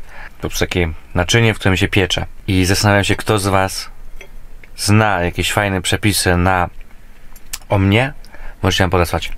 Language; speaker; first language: Polish; native; Polish